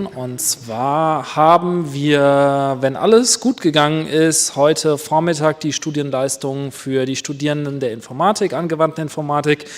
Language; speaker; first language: German; native; German